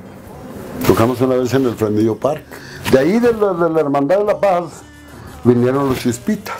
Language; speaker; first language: Spanish; native; Spanish